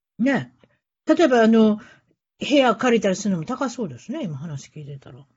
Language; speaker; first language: Japanese; native; Japanese